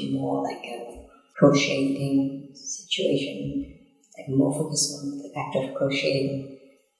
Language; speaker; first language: English; non-native, local second language; Cantonese